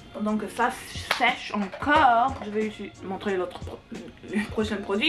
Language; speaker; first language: French; non-native, learner; English